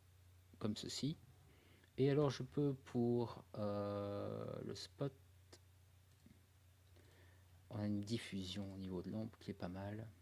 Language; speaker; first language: French; native; French